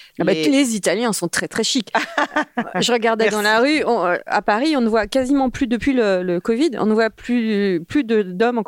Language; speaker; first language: French; native; French